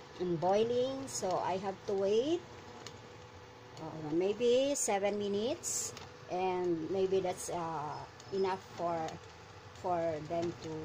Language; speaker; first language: English; non-native, local second language; Filipino